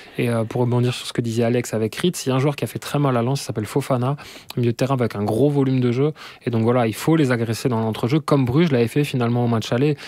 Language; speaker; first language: French; native; French